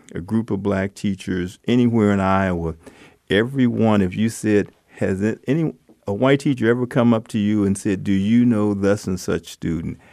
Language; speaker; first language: English; native; English